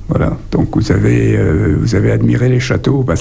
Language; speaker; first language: French; native; French